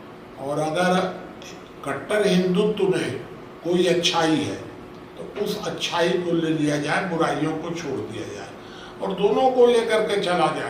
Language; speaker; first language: Hindi; native; Hindi